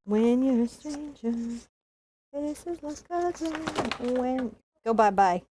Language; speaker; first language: English; native; English